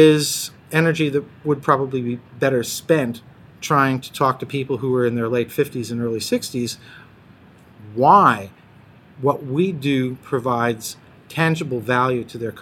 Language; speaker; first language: English; native; English